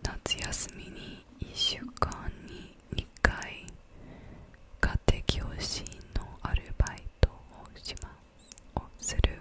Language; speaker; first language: Japanese; non-native, learner; English